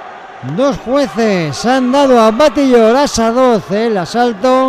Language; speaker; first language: Spanish; native; Spanish